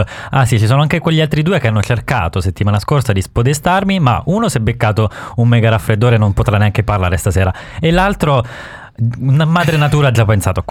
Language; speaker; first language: Italian; native; Italian